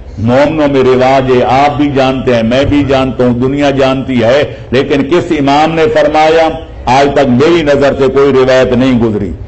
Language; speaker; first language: Urdu; non-native, local second language; Punjabi